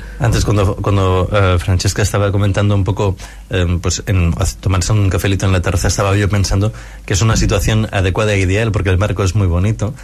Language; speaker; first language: Spanish; native; Spanish